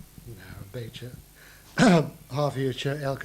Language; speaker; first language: Dutch; non-native, learner; English